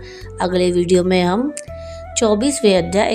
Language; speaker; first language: Hindi; native; Hindi